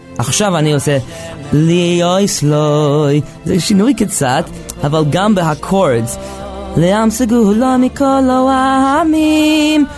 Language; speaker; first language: Hebrew; non-native, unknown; English